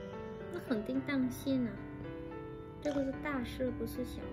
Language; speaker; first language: Chinese; non-native, fluent; Vietnamese